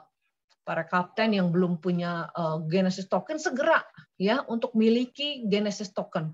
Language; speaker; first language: Indonesian; native; Indonesian